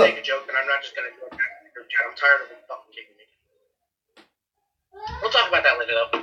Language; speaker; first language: English; native; English